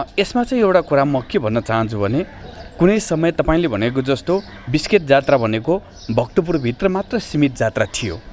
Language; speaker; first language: Nepali; non-native, local second language; Newari